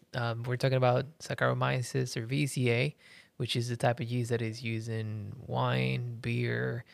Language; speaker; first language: English; early bilingual, other home language; Spanish